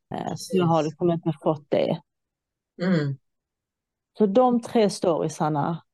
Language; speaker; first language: Swedish; non-native, fluent; Persian